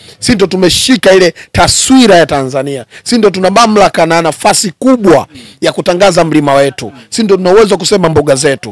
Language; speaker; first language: Swahili; native; Swahili